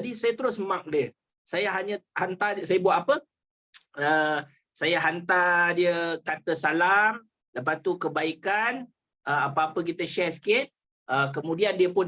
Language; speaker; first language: Malay; native; Malay